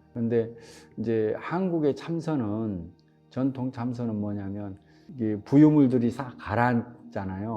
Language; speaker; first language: Korean; native; Korean